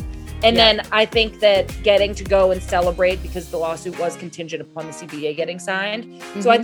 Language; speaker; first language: English; native; English